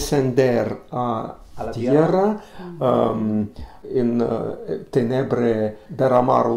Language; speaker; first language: Spanish; non-native, learner; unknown